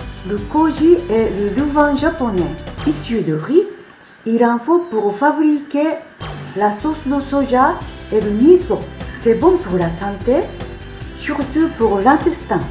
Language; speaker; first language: French; non-native, fluent; Japanese